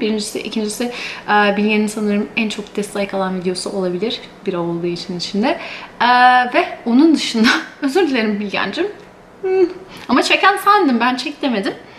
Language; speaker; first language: Turkish; early bilingual, heritage; Turkish